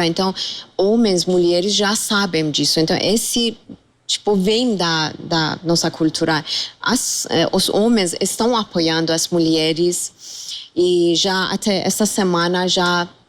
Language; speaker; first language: Portuguese; non-native, fluent; Persian